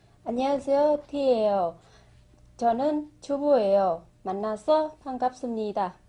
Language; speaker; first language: Korean; non-native, learner; Vietnamese